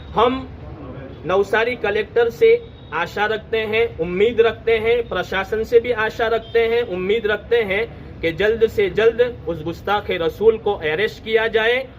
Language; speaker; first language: Urdu; non-native, local second language; Gujarati